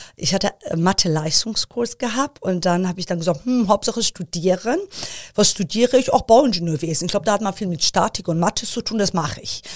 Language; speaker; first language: German; early bilingual, other home language; Persian